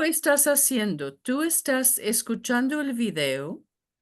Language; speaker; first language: Spanish; non-native, fluent; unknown